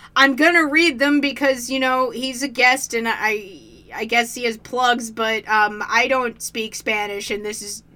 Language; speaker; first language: English; native; English